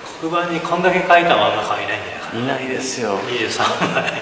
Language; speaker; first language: Japanese; native; Japanese